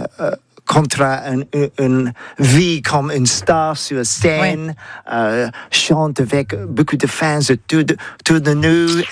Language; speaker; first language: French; non-native, learner; English